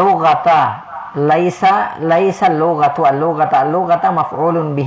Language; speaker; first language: Arabic; non-native, fluent; Indonesian